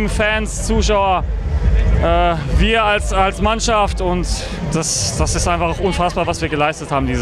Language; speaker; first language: German; native; German